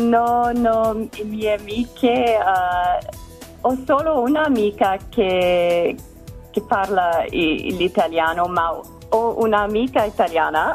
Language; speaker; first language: Italian; non-native, learner; English